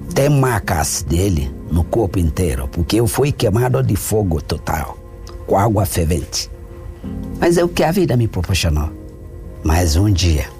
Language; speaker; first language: Portuguese; non-native, learner; Igbo